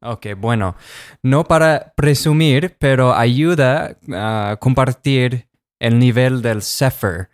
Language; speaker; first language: Spanish; non-native, fluent; English